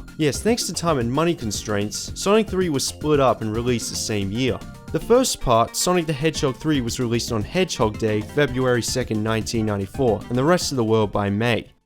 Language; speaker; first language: English; native; English